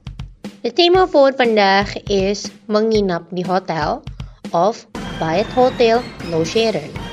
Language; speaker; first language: Dutch; non-native, learner; Indonesian